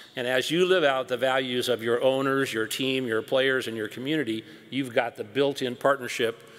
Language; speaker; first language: English; native; English